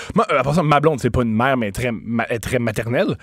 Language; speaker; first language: French; native; French